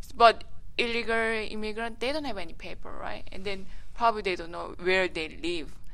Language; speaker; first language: English; non-native, learner; Korean